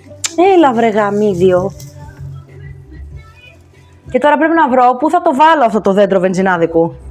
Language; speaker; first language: Greek; native; Greek